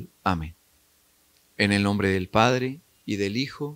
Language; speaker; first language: Spanish; native; Spanish